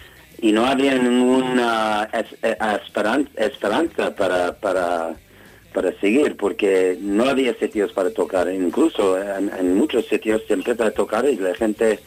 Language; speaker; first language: Spanish; non-native, learner; English